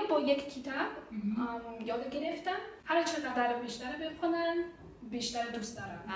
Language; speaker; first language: Persian; non-native, learner; Chinese